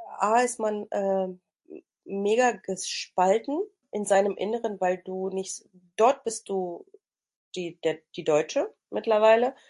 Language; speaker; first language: German; early bilingual, other home language; Russian